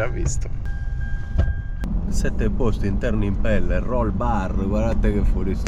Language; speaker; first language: Italian; native; Italian